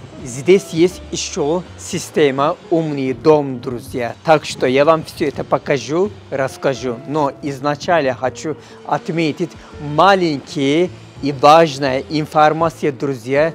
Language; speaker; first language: Russian; non-native, learner; Turkish